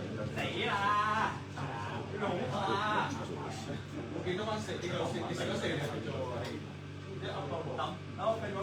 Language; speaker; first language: Cantonese; native; Cantonese